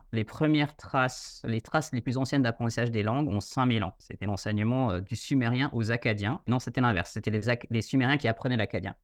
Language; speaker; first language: French; native; French